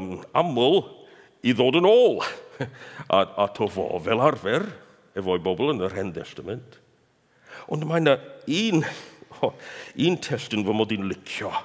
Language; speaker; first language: Welsh; non-native, fluent; English